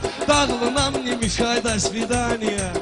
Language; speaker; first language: Russian; non-native, learner; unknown